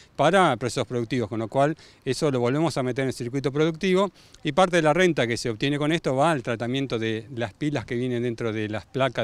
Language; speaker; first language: Spanish; native; Spanish